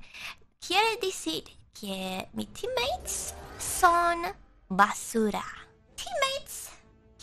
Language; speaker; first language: Spanish; non-native, learner; English